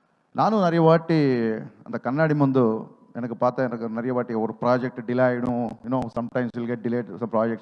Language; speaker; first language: Tamil; non-native, learner; Telugu